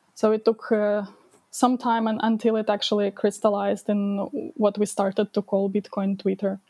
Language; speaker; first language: English; non-native, fluent; Ukrainian